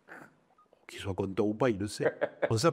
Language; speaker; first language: French; native; French